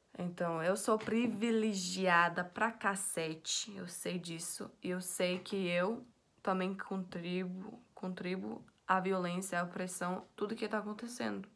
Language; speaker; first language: Portuguese; non-native, fluent; English